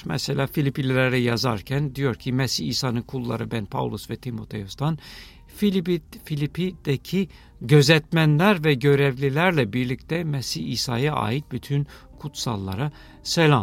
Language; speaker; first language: Turkish; non-native, fluent; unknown